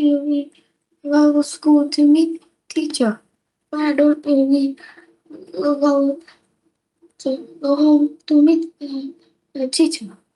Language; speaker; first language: English; non-native, learner; Vietnamese